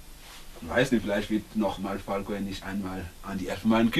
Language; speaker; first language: German; non-native, fluent; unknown